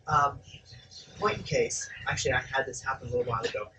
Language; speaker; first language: English; native; English